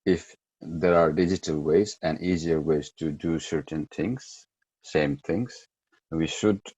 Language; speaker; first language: English; non-native, local second language; Nepali